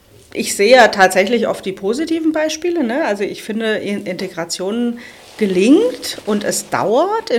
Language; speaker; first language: German; native; German